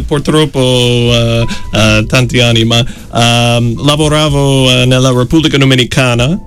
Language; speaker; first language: Italian; non-native, fluent; English